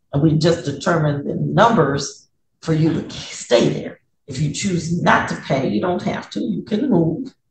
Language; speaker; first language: English; native; English